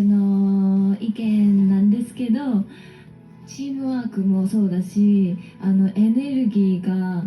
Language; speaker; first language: Japanese; native; Japanese